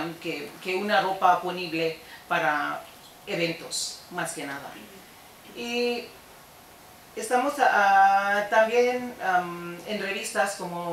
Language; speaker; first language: Spanish; non-native, fluent; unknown